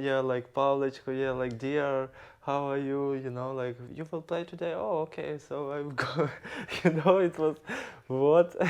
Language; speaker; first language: English; non-native, learner; Ukrainian